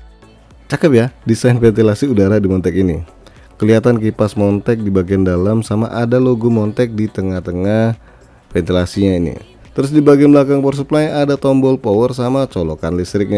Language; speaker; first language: Indonesian; native; Indonesian